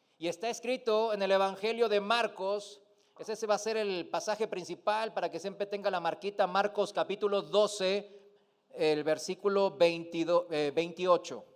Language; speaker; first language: Spanish; non-native, fluent; Korean